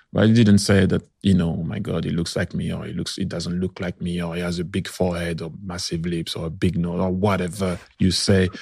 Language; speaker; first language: English; early bilingual, other home language; French